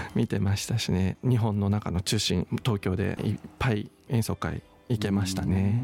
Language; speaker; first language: Japanese; native; Japanese